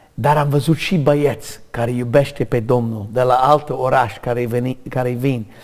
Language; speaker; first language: Romanian; non-native, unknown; English